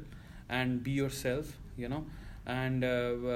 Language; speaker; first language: English; non-native, local second language; Hindi